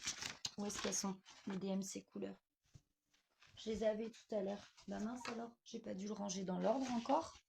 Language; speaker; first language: French; native; French